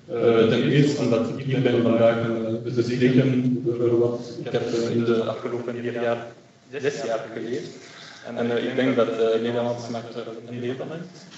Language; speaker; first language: Dutch; non-native, local second language; French